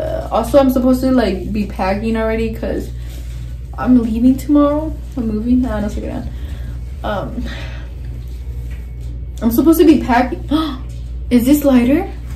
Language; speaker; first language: English; early bilingual, other home language; Spanish